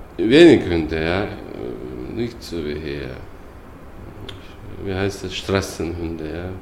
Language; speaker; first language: German; non-native, learner; Chechen